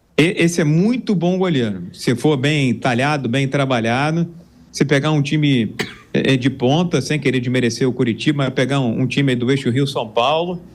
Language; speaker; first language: Portuguese; native; Portuguese